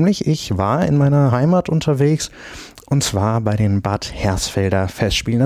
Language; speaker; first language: German; native; German